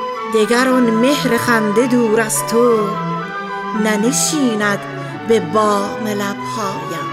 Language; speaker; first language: Persian; native; Persian